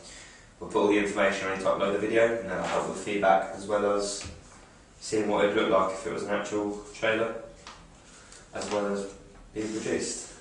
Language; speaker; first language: English; native; English